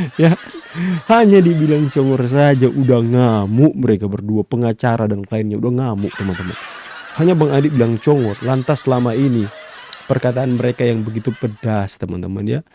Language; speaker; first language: Indonesian; native; Indonesian